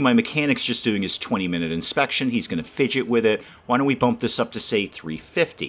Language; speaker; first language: English; native; English